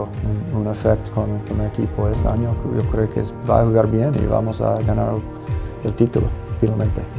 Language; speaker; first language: Spanish; non-native, fluent; English